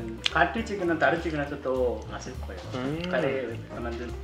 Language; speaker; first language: Korean; non-native, learner; Tamil